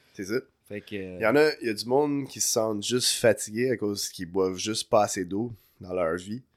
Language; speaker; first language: French; native; French